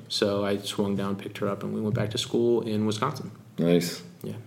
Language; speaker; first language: English; native; English